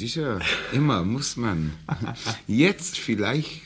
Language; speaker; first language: German; non-native, learner; English